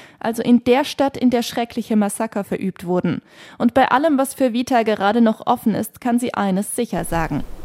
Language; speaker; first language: German; native; German